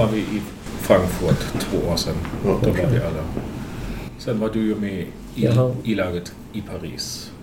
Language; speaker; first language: Swedish; non-native, fluent; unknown